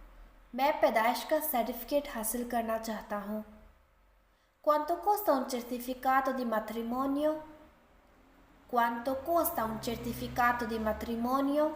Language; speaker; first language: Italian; non-native, fluent; Urdu